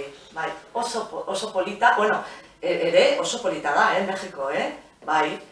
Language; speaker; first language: Basque; non-native, local second language; Spanish